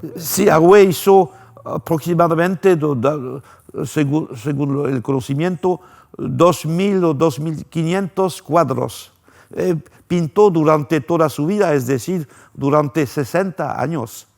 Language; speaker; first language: Spanish; non-native, fluent; French